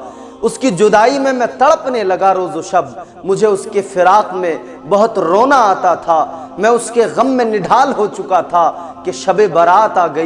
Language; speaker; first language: Urdu; native; Urdu